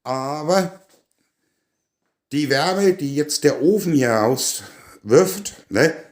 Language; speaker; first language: German; native; German